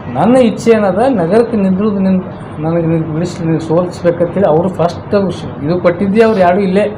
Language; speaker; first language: Kannada; native; Kannada